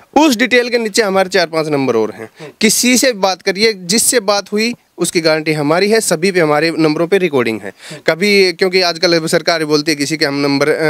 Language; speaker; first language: Hindi; native; Hindi